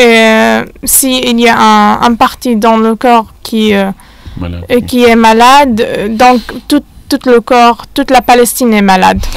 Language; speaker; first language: French; non-native, fluent; Arabic